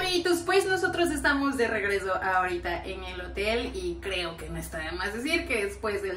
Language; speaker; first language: Spanish; native; Spanish